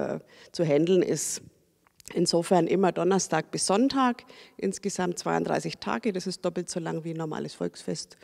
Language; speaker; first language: German; native; German